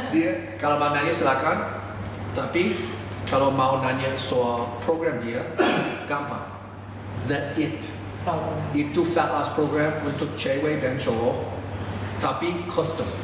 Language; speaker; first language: Indonesian; non-native, fluent; English